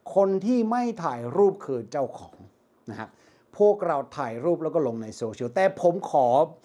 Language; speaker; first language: Thai; non-native, fluent; English